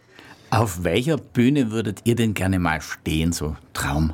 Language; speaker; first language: German; native; German